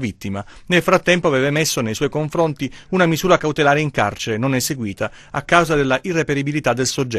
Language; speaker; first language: Italian; native; Italian